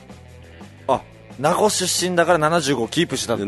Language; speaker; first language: Japanese; native; Japanese